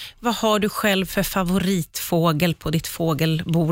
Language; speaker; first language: Swedish; native; Swedish